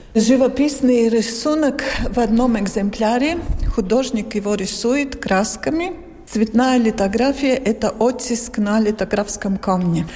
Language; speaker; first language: Russian; non-native, local second language; Latvian